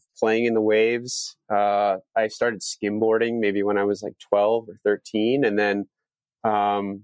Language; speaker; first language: English; native; English